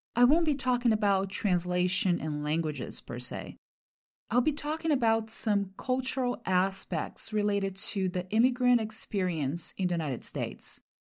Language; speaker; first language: English; non-native, fluent; Portuguese